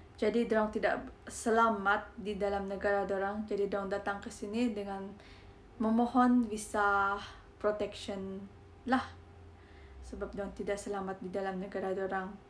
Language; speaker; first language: Malay; native; Malay